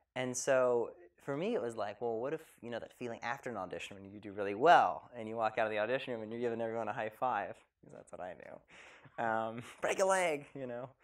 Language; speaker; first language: English; native; English